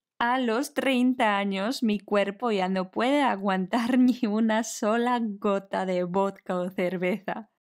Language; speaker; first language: Spanish; non-native, fluent; Polish